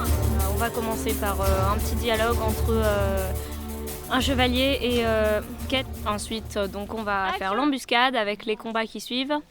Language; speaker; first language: French; native; French